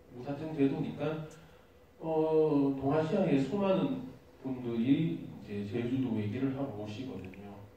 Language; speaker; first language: Korean; native; Korean